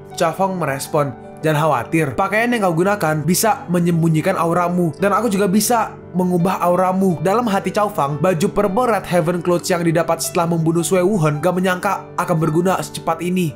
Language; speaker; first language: Indonesian; native; Indonesian